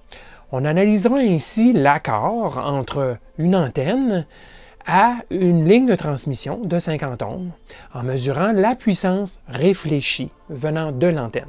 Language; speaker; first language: French; native; French